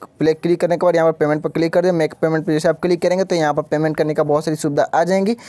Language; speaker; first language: Hindi; native; Hindi